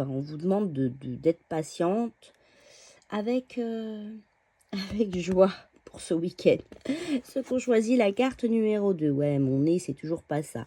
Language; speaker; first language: French; native; French